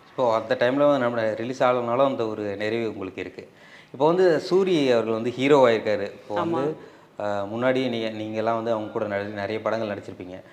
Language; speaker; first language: Tamil; native; Tamil